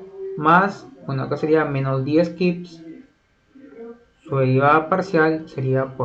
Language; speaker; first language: Spanish; native; Spanish